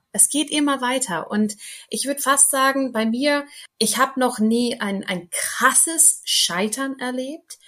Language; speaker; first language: German; non-native, fluent; English